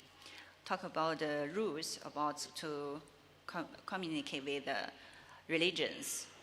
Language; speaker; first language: English; non-native, learner; Chinese